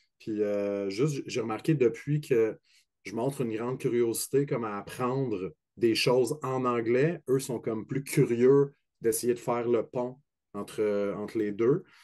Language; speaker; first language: French; native; French